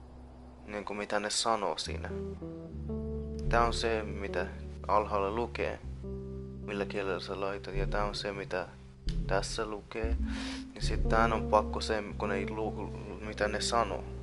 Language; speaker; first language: Finnish; non-native, fluent; Persian